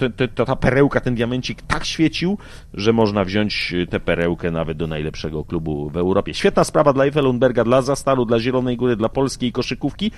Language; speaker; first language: Polish; native; Polish